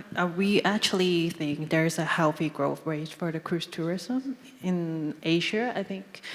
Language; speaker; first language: English; non-native, local second language; Cantonese